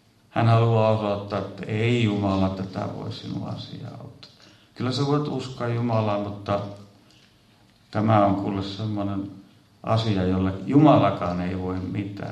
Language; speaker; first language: Finnish; native; Finnish